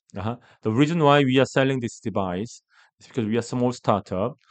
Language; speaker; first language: English; non-native, learner; Korean